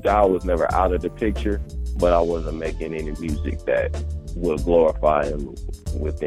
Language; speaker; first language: English; native; English